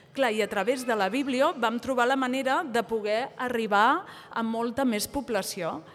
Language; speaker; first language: Catalan; native; Catalan